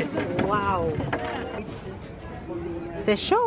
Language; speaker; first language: French; non-native, learner; English